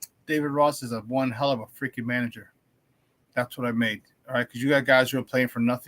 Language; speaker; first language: English; native; English